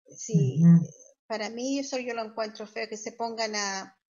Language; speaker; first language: Spanish; native; Spanish